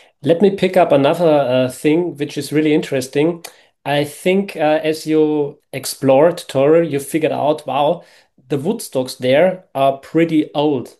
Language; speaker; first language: English; non-native, fluent; German